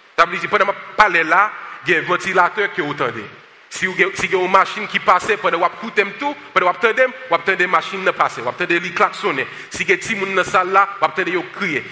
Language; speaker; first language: French; non-native, local second language; Haitian Creole